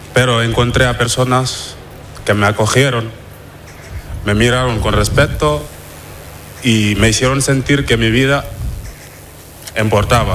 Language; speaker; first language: Spanish; non-native, fluent; Wolof